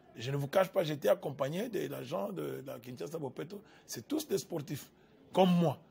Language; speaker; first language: French; non-native, local second language; Lingala